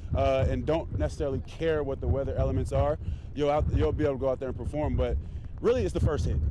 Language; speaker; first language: English; native; English